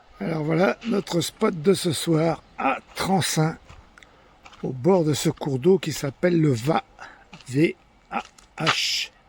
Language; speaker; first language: French; native; French